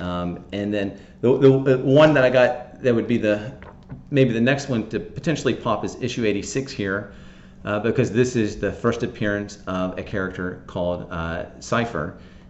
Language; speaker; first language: English; native; English